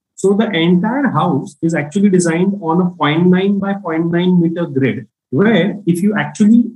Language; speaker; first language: English; non-native, local second language; Marathi